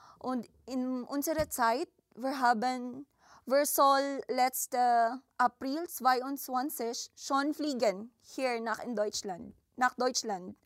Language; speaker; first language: German; non-native, learner; Filipino